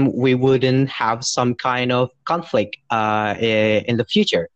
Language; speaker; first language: English; non-native, fluent; Indonesian